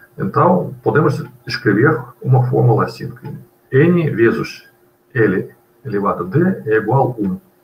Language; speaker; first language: Portuguese; non-native, fluent; Russian